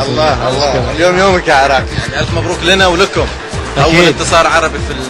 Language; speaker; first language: Arabic; native; Arabic